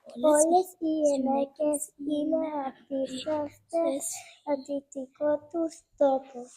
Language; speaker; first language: Greek; early bilingual, heritage; Greek